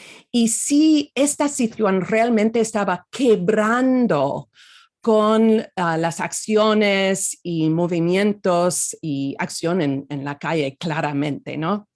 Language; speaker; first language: Spanish; non-native, fluent; English